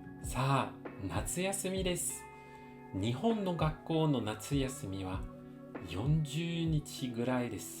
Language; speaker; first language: Japanese; non-native, fluent; French